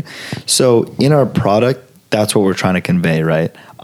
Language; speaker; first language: English; early bilingual, other home language; Italian